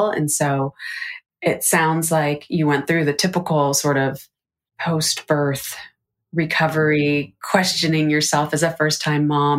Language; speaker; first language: English; native; English